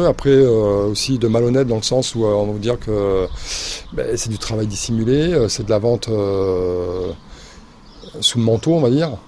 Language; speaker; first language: French; native; French